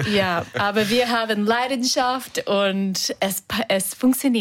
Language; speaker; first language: German; non-native, fluent; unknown